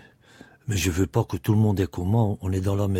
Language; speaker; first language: French; non-native, local second language; Dutch